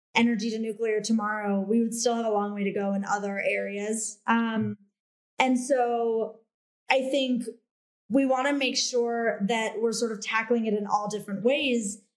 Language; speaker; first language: English; native; English